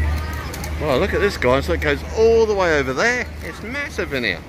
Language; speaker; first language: English; native; English